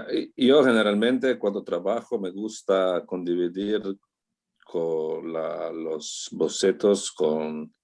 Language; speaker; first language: Spanish; non-native, learner; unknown